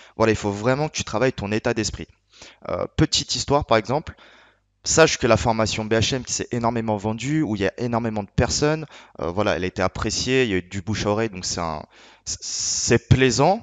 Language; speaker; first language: French; native; French